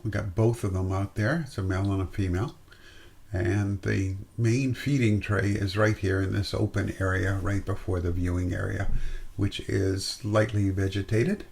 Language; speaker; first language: English; native; English